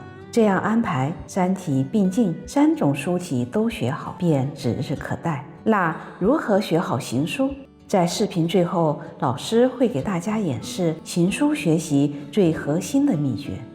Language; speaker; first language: Chinese; native; Chinese